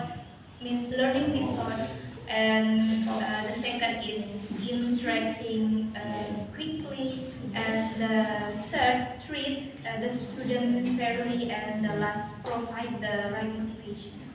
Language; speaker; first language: English; non-native, learner; Indonesian